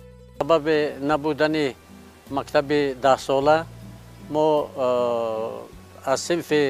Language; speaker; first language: Persian; non-native, local second language; Shughni